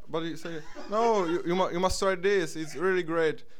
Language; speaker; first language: English; non-native, learner; Czech